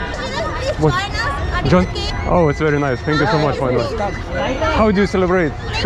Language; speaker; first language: English; non-native, learner; Lithuanian